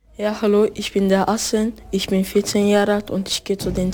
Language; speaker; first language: German; early bilingual, other home language; Turkish